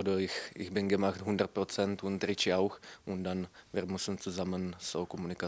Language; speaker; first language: German; non-native, learner; Czech